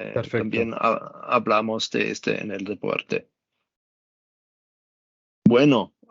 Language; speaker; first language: Spanish; non-native, learner; German